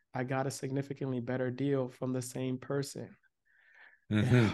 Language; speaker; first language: English; early bilingual, other home language; Yoruba